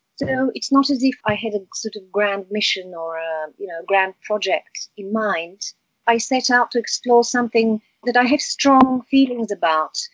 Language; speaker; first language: English; early bilingual, other home language; Bulgarian